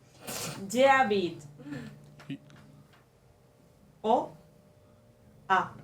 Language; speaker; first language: French; non-native, learner; Spanish